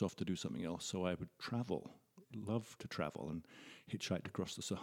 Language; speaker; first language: English; native; English